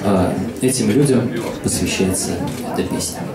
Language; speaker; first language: Russian; native; Russian